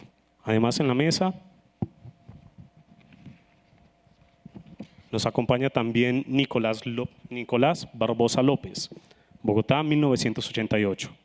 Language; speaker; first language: Spanish; native; Spanish